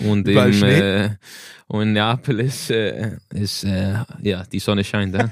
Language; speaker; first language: German; non-native, learner; Danish